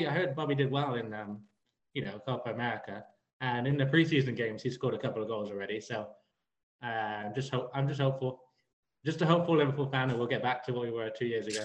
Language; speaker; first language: English; native; English